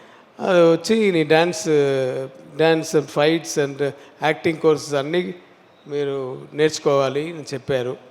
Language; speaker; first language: Telugu; non-native, learner; Tamil